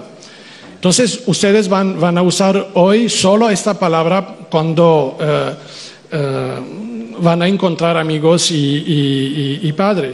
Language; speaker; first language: Spanish; non-native, fluent; Romanian